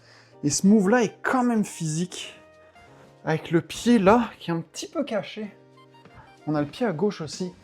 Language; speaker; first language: French; native; French